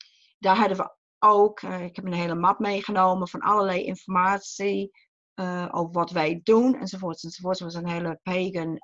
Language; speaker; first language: Dutch; non-native, fluent; English